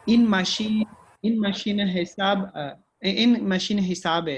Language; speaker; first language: Persian; non-native, learner; Urdu